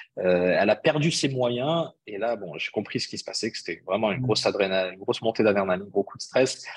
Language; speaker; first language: French; early bilingual, other home language; Arabic